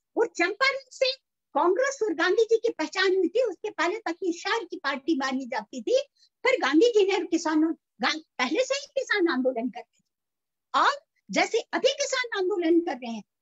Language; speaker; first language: Hindi; native; Hindi